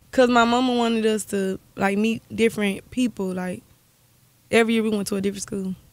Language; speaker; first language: English; native; English